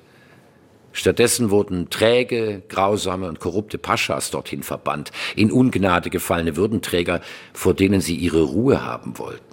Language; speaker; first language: German; native; German